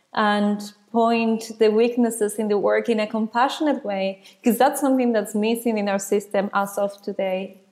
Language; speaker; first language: English; non-native, fluent; Spanish